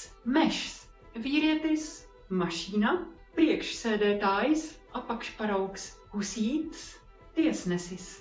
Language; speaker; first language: Latvian; non-native, fluent; Czech